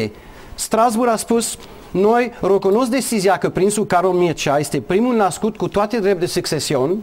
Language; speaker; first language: Romanian; non-native, learner; English